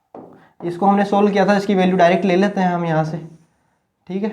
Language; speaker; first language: Hindi; native; Hindi